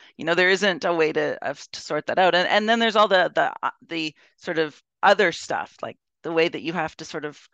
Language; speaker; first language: English; native; English